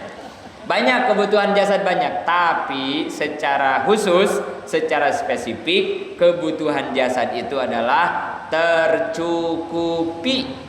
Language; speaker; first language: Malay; non-native, local second language; Sundanese